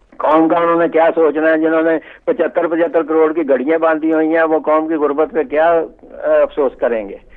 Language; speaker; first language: Urdu; non-native, local second language; Punjabi